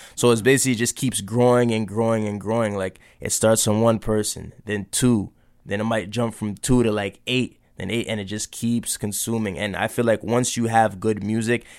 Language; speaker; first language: English; native; English